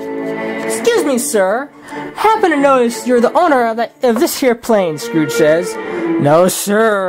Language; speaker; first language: English; native; English